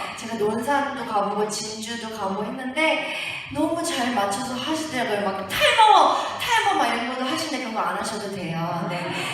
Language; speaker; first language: Korean; early bilingual, heritage; Korean